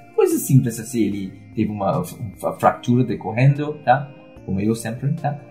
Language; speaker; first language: Portuguese; non-native, fluent; English